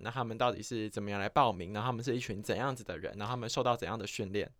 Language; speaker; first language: Chinese; native; Chinese